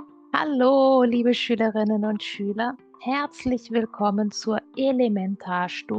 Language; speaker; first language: German; non-native, fluent; Portuguese